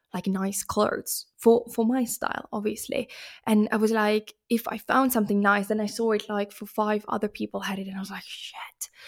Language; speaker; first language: English; non-native, fluent; Finnish